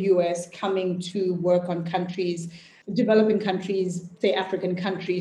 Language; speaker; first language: English; non-native, local second language; Shona